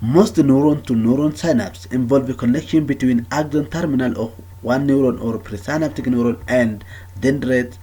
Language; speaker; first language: English; non-native, local second language; Amharic